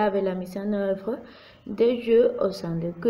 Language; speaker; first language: French; non-native, fluent; Spanish